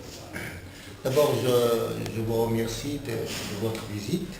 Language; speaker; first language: French; non-native, local second language; Arabic